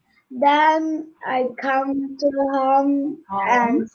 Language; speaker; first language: English; non-native, learner; Turkish